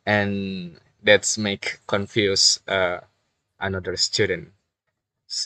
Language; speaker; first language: English; non-native, learner; Indonesian